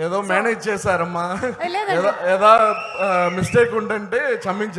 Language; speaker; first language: Telugu; non-native, learner; Tamil